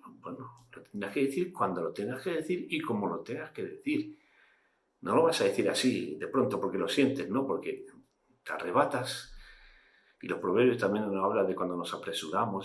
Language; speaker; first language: Spanish; native; Spanish